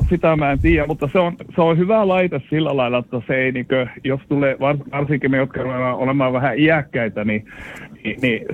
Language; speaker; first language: Finnish; early bilingual, heritage; Finnish